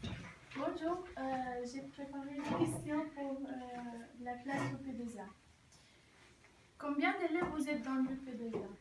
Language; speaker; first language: French; non-native, learner; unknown